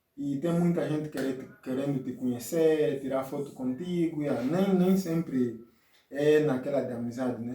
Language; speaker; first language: Portuguese; native; Portuguese